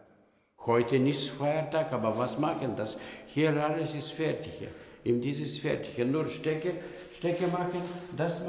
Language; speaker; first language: German; non-native, learner; Bulgarian